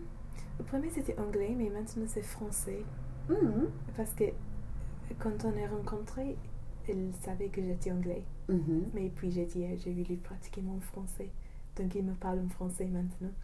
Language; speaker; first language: French; non-native, fluent; English